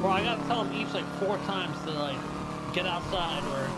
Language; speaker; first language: English; native; English